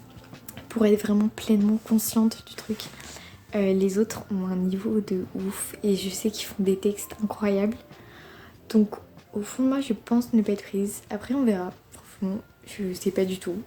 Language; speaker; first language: French; native; French